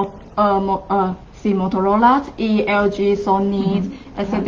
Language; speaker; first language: Spanish; non-native, fluent; Chinese